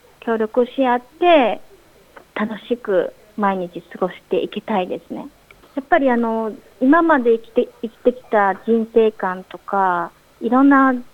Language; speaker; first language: Japanese; native; Japanese